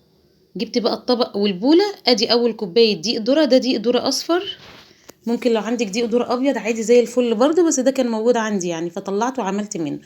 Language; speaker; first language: Arabic; native; Arabic